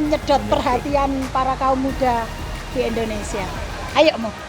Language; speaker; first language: Indonesian; native; Indonesian